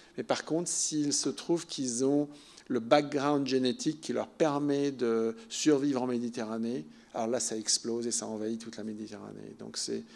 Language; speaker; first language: French; native; French